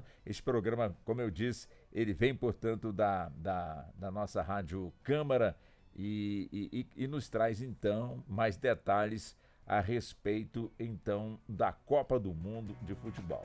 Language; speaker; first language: Portuguese; native; Portuguese